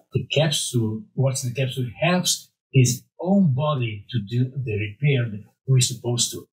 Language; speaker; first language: English; non-native, fluent; Romanian